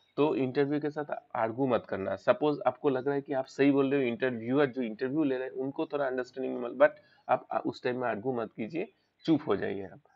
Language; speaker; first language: Hindi; non-native, local second language; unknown